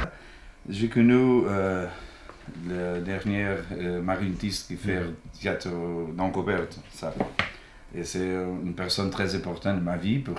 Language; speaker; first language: French; non-native, learner; Portuguese